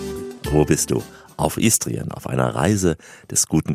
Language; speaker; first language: German; native; German